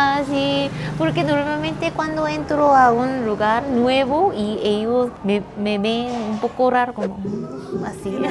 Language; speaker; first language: Spanish; non-native, learner; Korean